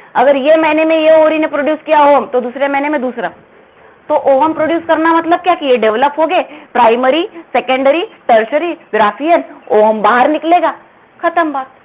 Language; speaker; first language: Hindi; non-native, local second language; Marathi